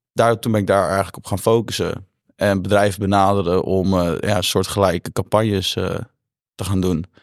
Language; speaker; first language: Dutch; native; Dutch